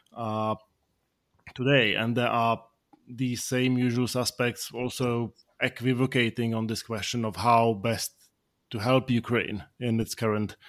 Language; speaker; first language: English; non-native, fluent; Slovak